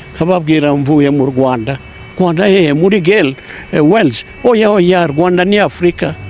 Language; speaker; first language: Kinyarwanda; non-native, local second language; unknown